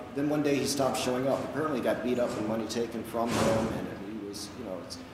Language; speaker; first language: English; native; English